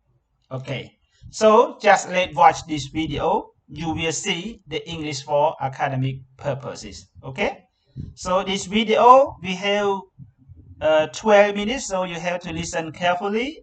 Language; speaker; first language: English; non-native, learner; Khmer